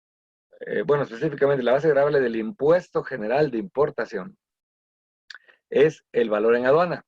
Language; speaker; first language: Spanish; native; Spanish